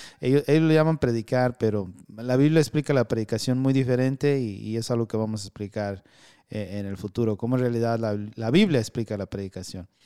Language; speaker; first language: Spanish; early bilingual, heritage; Spanish